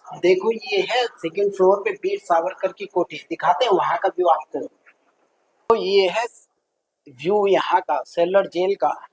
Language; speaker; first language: Hindi; native; Hindi